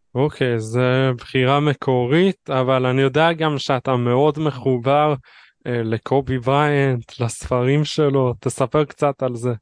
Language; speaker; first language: Hebrew; native; Hebrew